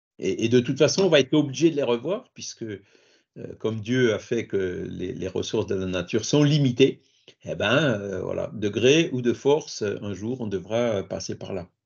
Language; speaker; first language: French; native; French